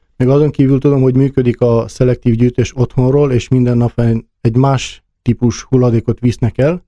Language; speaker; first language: Hungarian; non-native, local second language; Romanian